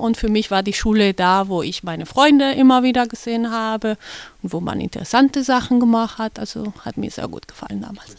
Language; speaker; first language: German; non-native, fluent; Spanish